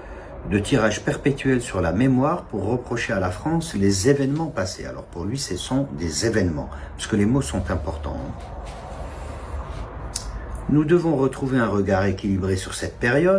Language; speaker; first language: French; non-native, local second language; Kabyle